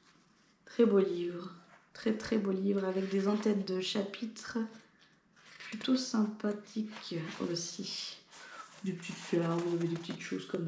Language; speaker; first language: French; native; French